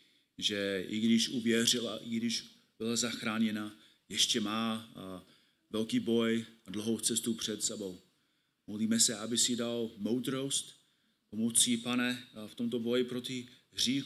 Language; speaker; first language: Czech; non-native, fluent; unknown